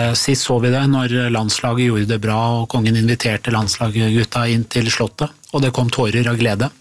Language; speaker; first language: Norwegian; early bilingual, other home language; Persian